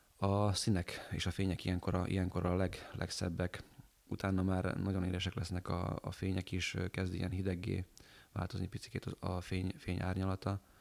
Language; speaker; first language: Hungarian; native; Hungarian